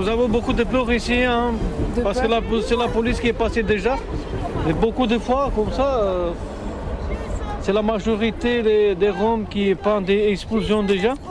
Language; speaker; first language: French; non-native, learner; Romanian